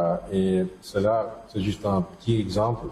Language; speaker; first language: French; non-native, fluent; Russian